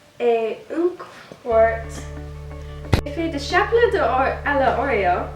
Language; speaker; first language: French; non-native, learner; English